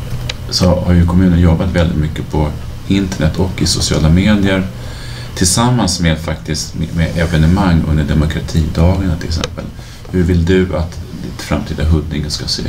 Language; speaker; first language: Swedish; native; Swedish